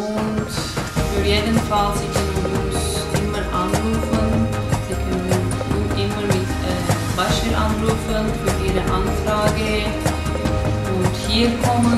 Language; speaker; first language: German; non-native, fluent; Turkish